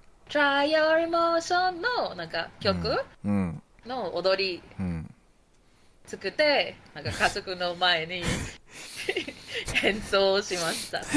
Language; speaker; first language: Japanese; non-native, learner; Spanish